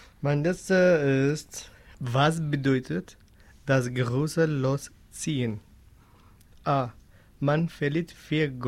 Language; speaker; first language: German; non-native, learner; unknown